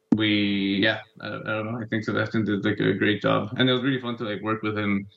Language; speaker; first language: English; non-native, fluent; Spanish